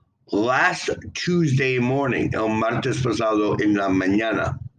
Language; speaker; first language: Spanish; non-native, learner; English